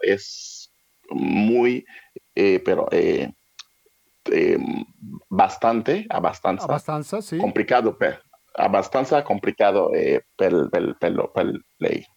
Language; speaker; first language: Italian; non-native, learner; French